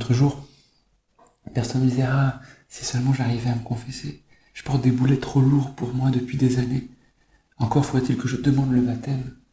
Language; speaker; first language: French; native; French